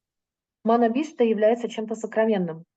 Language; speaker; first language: Russian; native; Russian